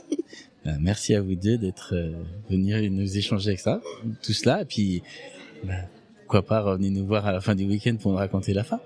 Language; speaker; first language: French; native; French